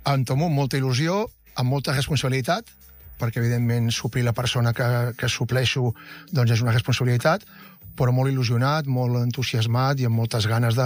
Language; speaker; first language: Catalan; native; Catalan